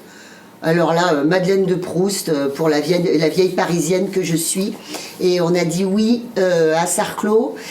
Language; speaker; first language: French; native; French